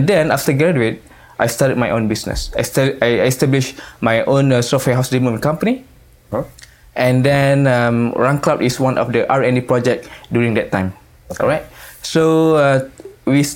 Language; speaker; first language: English; non-native, local second language; Malay